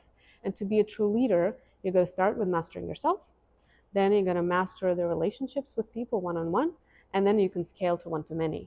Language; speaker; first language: English; non-native, fluent; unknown